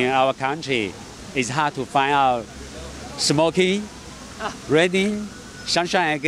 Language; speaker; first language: English; non-native, learner; Chinese